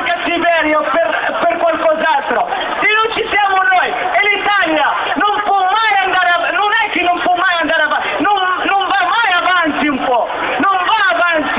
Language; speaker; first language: Italian; non-native, fluent; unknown